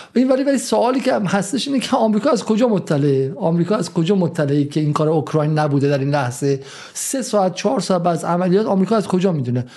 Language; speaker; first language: Persian; native; Persian